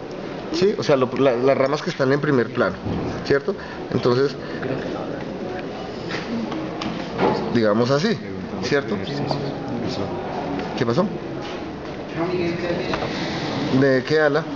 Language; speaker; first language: Spanish; native; Spanish